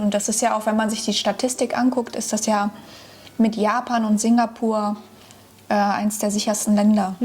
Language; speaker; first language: German; native; German